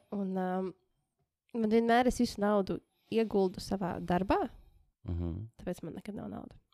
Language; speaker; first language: Latvian; native; Latvian